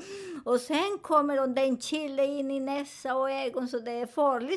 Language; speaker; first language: Swedish; non-native, learner; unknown